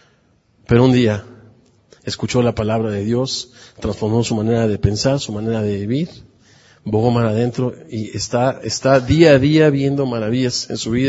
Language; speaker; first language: Spanish; native; Spanish